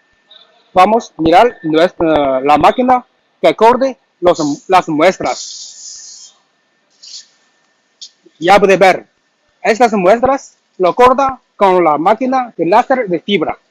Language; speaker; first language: Spanish; non-native, learner; Chinese